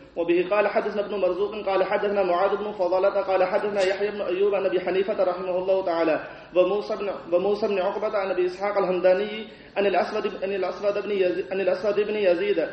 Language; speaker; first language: Arabic; non-native, fluent; Urdu